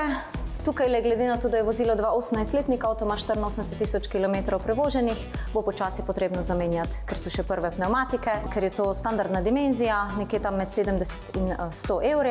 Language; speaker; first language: Slovenian; native; Slovenian